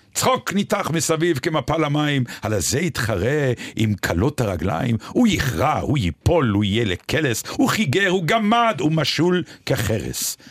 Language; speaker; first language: Hebrew; native; Hebrew